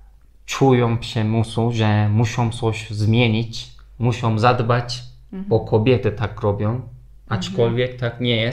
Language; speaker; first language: Polish; non-native, fluent; Turkish